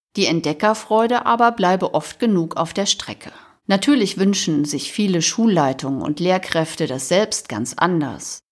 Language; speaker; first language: German; native; German